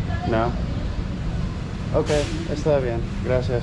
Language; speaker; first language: Spanish; non-native, learner; English